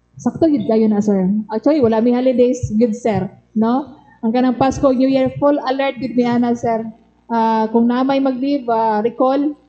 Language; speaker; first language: Cebuano; native; Cebuano